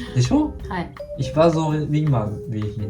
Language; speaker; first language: German; non-native, learner; Japanese